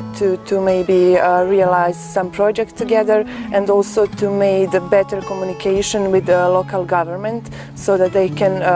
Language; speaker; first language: English; non-native, fluent; Bosnian